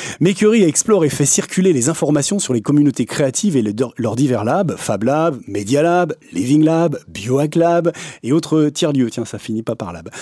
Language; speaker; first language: French; native; French